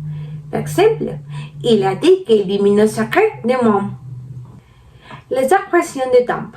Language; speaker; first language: French; non-native, learner; Spanish